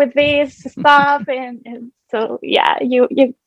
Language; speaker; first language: English; non-native, fluent; Spanish